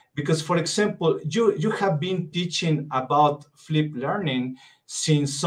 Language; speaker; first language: English; non-native, fluent; Spanish